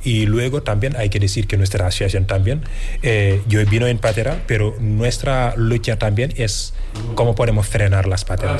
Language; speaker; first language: Spanish; non-native, fluent; Wolof